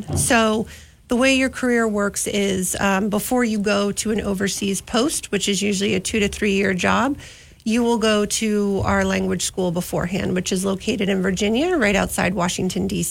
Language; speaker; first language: English; native; English